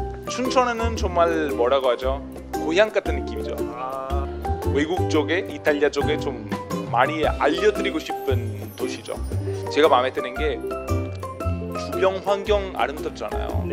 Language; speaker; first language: Korean; non-native, fluent; Italian